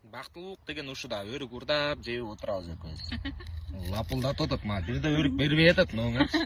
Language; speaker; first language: Kyrgyz; non-native, local second language; Russian